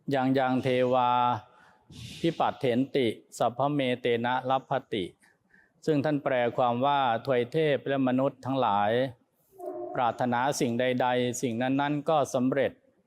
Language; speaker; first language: Thai; native; Thai